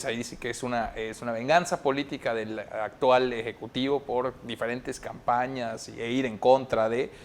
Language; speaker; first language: Spanish; native; Spanish